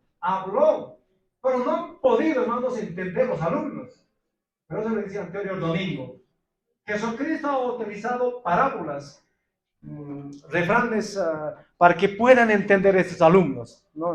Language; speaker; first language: Spanish; non-native, local second language; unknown